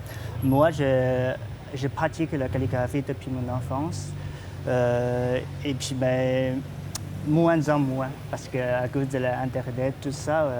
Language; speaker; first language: French; non-native, fluent; Chinese